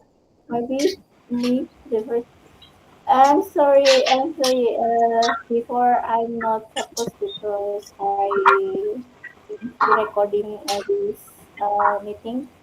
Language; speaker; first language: English; non-native, learner; Indonesian